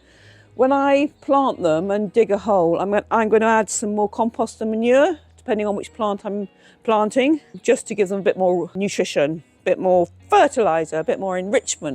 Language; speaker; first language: English; native; English